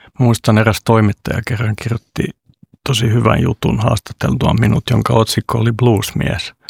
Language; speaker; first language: Finnish; non-native, local second language; Swedish